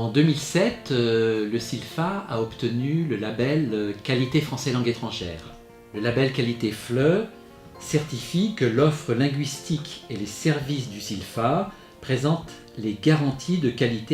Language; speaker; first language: French; native; French